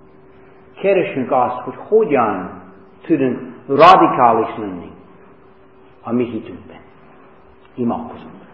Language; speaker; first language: Hungarian; non-native, fluent; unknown